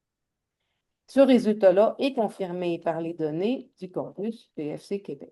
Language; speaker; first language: French; native; French